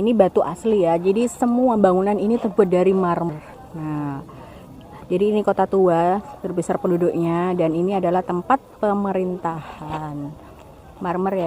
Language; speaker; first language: Indonesian; native; Indonesian